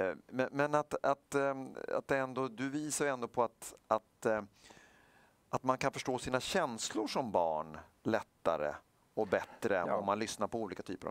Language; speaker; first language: Swedish; native; Swedish